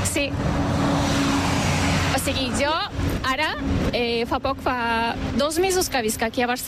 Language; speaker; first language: Catalan; non-native, fluent; Turkish